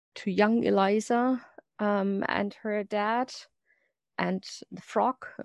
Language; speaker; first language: English; non-native, fluent; German